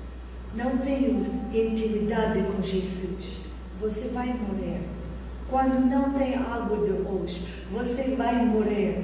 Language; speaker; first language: Portuguese; non-native, fluent; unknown